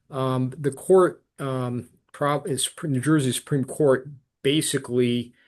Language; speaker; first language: English; native; English